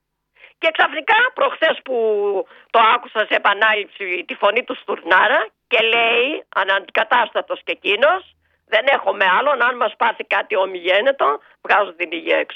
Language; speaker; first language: Greek; native; Greek